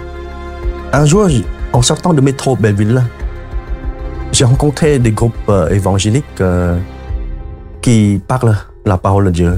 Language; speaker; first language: French; non-native, fluent; Khmer